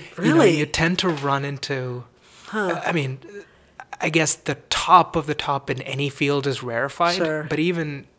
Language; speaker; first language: English; non-native, local second language; Tamil